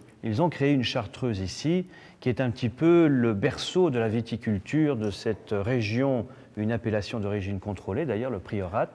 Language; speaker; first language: French; native; French